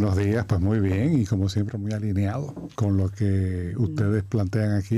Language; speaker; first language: Spanish; native; Spanish